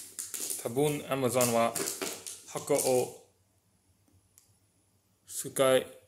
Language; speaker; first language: Japanese; non-native, learner; English